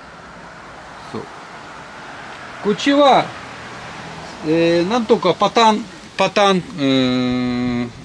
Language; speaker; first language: Japanese; non-native, fluent; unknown